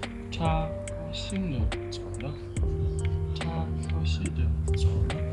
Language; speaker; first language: Chinese; non-native, learner; German